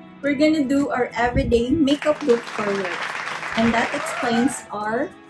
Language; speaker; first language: English; non-native, local second language; Cebuano